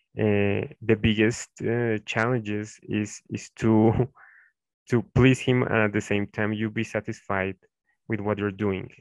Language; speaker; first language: English; non-native, fluent; Spanish